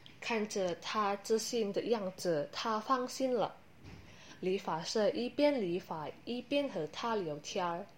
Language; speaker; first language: Chinese; non-native, learner; Indonesian